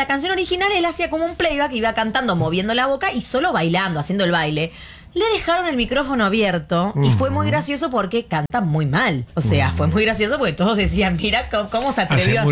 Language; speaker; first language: Spanish; native; Spanish